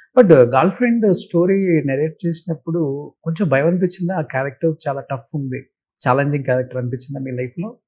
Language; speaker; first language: Telugu; native; Telugu